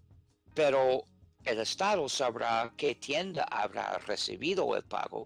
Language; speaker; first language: Spanish; non-native, fluent; English